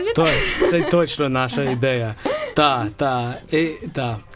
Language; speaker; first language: Ukrainian; non-native, learner; English